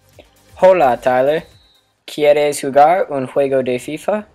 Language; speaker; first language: Spanish; non-native, learner; English